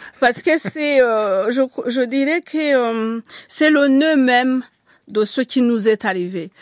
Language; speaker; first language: French; non-native, local second language; Kinyarwanda